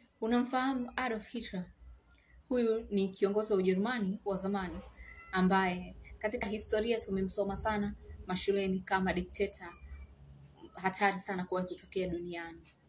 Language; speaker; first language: Swahili; native; Swahili